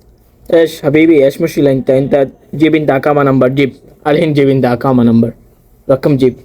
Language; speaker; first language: Arabic; non-native, learner; Bangla